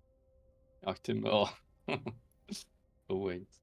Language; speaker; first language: French; native; French